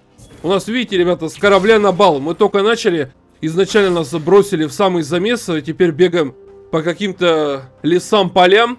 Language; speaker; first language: Russian; native; Russian